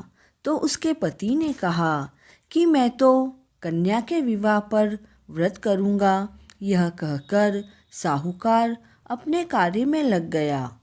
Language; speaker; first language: Hindi; native; Hindi